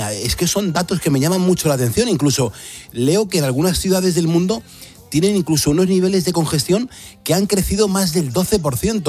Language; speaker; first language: Spanish; native; Spanish